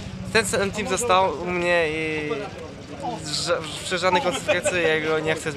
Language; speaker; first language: Polish; non-native, fluent; Russian